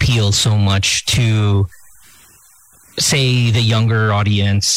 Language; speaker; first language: English; non-native, local second language; Filipino